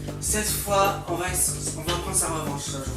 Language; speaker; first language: French; native; French